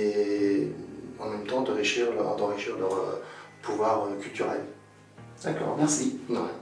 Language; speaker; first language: French; native; French